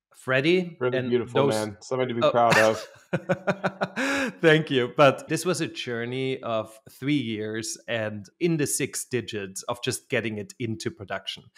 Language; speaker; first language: English; non-native, fluent; German